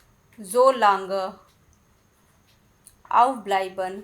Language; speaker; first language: German; non-native, fluent; Hindi